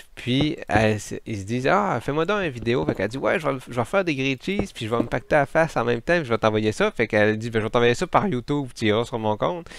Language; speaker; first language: French; native; French